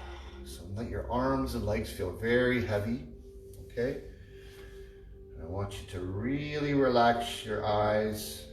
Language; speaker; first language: English; native; English